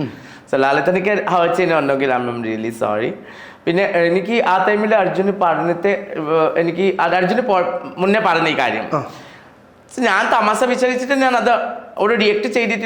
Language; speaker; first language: Malayalam; non-native, learner; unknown